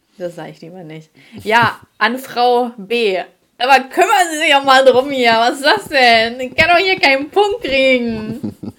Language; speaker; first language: German; early bilingual, other home language; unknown